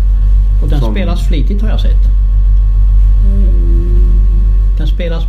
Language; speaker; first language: Swedish; native; Swedish